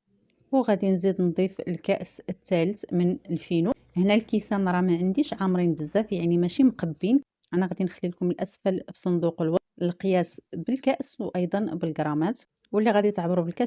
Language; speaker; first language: Arabic; native; Arabic